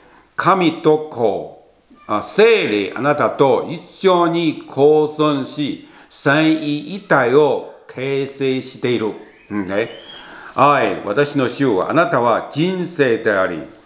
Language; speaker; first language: Japanese; non-native, learner; Chinese